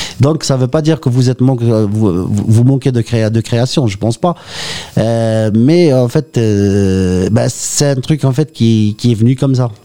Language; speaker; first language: French; non-native, local second language; Kabyle